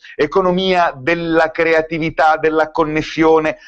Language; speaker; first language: Italian; native; Italian